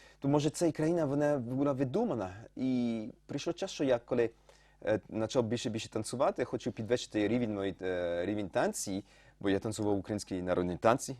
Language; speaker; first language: Ukrainian; early bilingual, heritage; Ukrainian